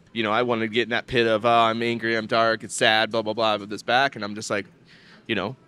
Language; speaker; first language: English; native; English